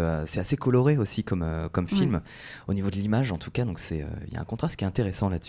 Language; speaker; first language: French; native; French